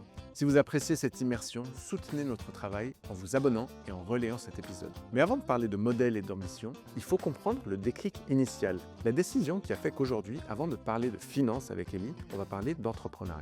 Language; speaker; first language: French; native; French